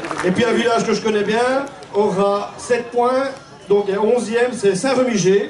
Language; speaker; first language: French; native; French